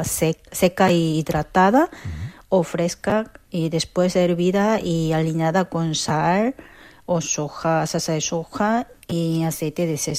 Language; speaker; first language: Spanish; non-native, fluent; Korean